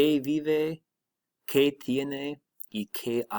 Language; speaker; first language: Spanish; non-native, fluent; English